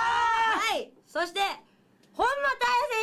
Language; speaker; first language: Japanese; native; Japanese